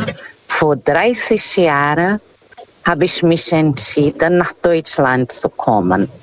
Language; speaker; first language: German; non-native, learner; Portuguese